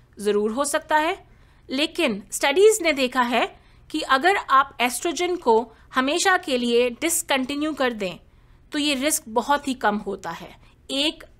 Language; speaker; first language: Hindi; native; Hindi